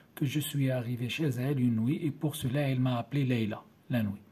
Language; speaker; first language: French; non-native, local second language; Arabic